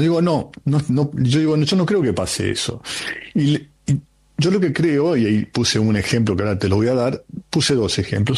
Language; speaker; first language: Spanish; native; Spanish